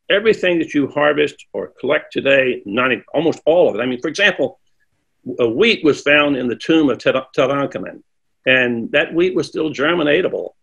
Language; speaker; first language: English; native; English